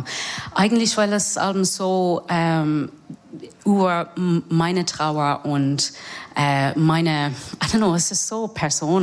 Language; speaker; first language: German; non-native, fluent; English